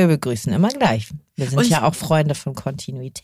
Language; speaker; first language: German; native; German